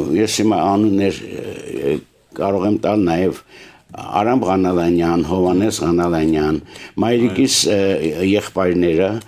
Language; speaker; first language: Armenian; native; Armenian